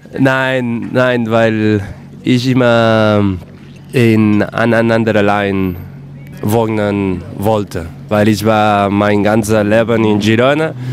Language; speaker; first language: German; non-native, learner; Catalan